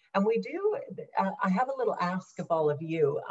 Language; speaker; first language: English; native; English